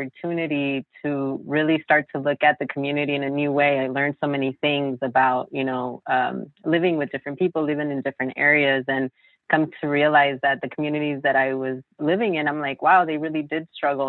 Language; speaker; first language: English; native; English